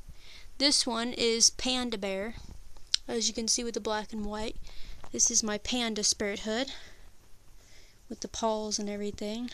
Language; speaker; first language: English; native; English